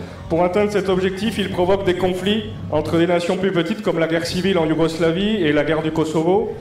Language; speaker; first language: French; native; French